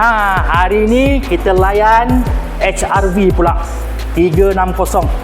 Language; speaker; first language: Malay; native; Malay